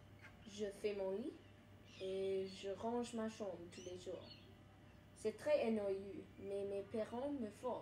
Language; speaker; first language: French; non-native, learner; English